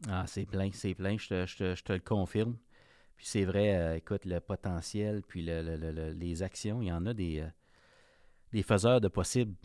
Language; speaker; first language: French; native; French